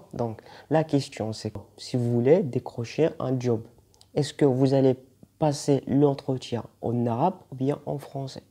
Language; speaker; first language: French; non-native, local second language; Arabic